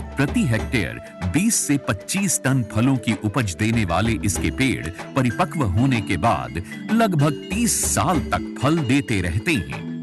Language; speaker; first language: Hindi; native; Hindi